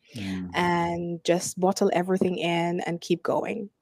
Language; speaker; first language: English; non-native, fluent; Arabic